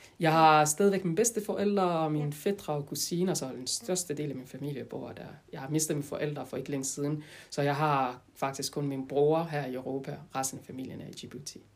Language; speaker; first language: Danish; non-native, fluent; French